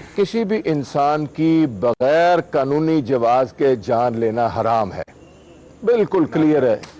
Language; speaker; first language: Urdu; non-native, local second language; Punjabi